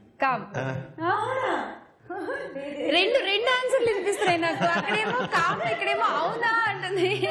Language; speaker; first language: Telugu; native; Telugu